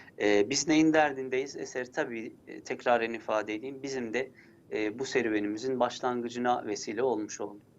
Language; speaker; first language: Turkish; early bilingual, heritage; Turkish